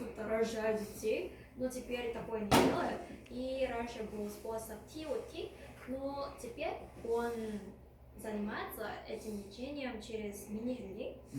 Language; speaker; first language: Russian; non-native, fluent; Korean